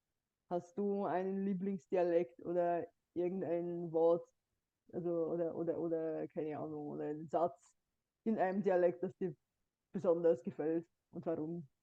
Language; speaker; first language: German; non-native, fluent; Bulgarian